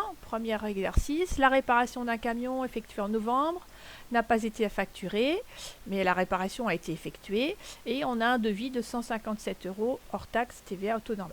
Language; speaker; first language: French; native; French